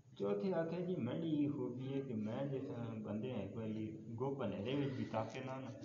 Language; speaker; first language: Urdu; non-native, local second language; Punjabi